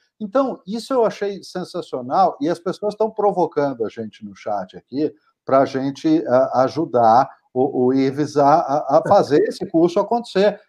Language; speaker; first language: Portuguese; native; Portuguese